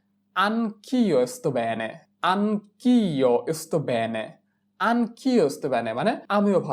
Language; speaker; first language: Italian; non-native, fluent; Bangla